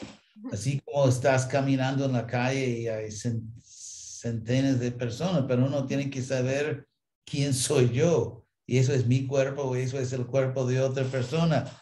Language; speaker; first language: Spanish; non-native, fluent; English